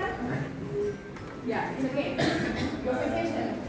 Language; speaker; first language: English; non-native, fluent; Indonesian